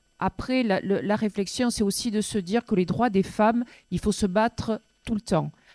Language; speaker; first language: French; native; French